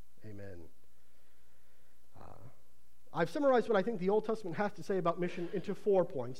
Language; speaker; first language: English; native; English